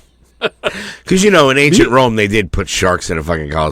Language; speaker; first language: English; native; English